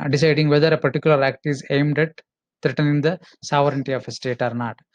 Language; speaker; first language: English; non-native, local second language; Kannada